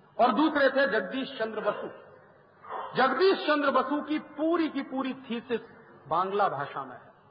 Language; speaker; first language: Hindi; native; Hindi